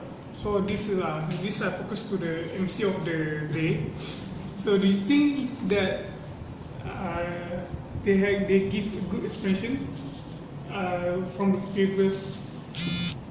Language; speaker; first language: English; non-native, local second language; Malay